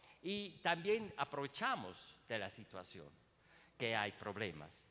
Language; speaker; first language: Spanish; non-native, learner; Swiss German